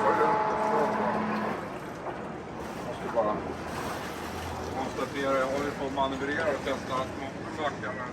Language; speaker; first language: Swedish; native; Swedish